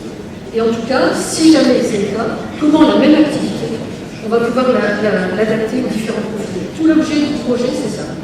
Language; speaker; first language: French; native; French